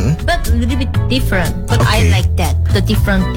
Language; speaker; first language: English; non-native, learner; Korean